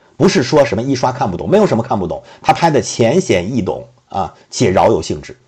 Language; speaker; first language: Chinese; native; Chinese